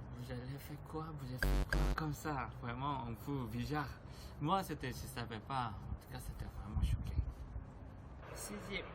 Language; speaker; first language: French; non-native, learner; Korean